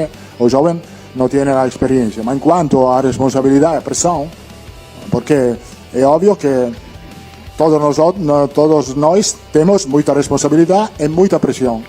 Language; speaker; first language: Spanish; non-native, fluent; Italian